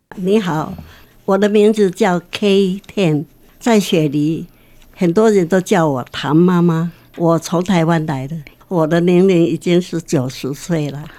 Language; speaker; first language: Chinese; non-native, local second language; Min Nan Chinese